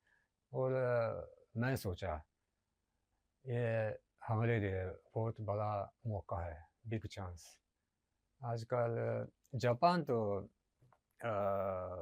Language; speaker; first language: Hindi; non-native, learner; Japanese